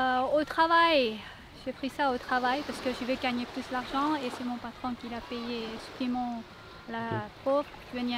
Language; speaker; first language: French; non-native, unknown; Thai